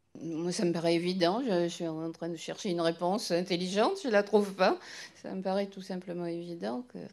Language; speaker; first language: French; native; French